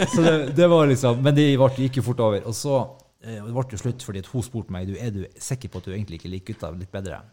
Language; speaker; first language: Norwegian; native; Norwegian